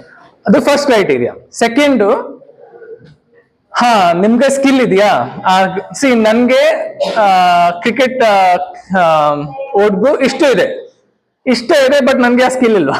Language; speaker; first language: Kannada; non-native, learner; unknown